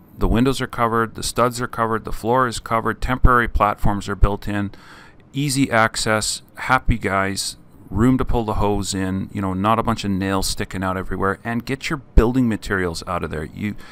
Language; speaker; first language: English; native; English